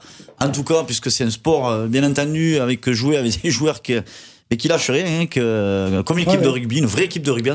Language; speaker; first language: French; native; French